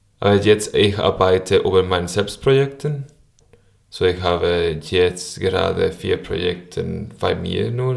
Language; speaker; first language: German; non-native, learner; Spanish